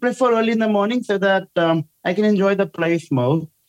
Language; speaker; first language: English; non-native, local second language; Hindi